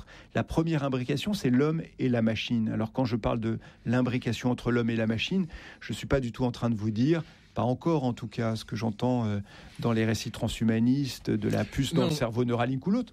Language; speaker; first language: French; native; French